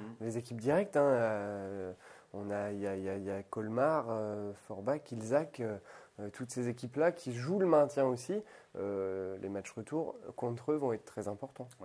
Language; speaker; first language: French; native; French